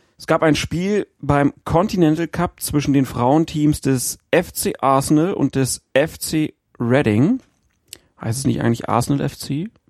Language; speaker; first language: German; native; German